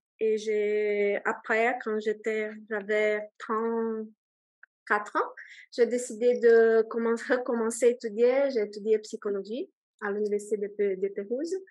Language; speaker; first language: French; non-native, fluent; Portuguese